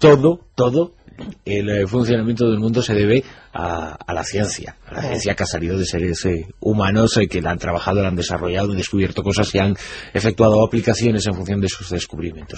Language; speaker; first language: Spanish; native; Spanish